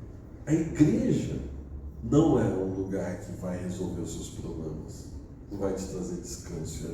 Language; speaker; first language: Portuguese; native; Portuguese